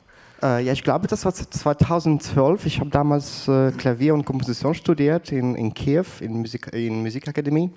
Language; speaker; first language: German; non-native, fluent; Ukrainian